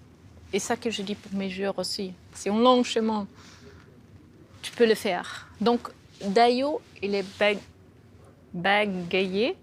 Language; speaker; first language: French; non-native, fluent; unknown